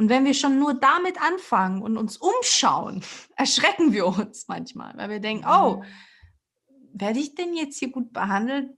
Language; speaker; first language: German; early bilingual, other home language; Portuguese